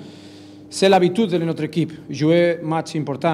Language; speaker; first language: French; non-native, learner; Spanish